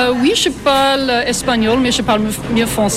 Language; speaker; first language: French; non-native, fluent; English